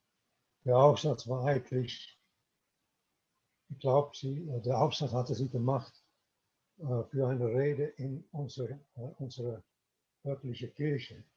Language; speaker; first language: German; non-native, fluent; Dutch